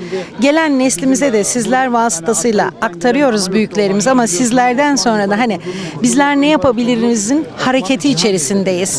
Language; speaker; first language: Turkish; native; Turkish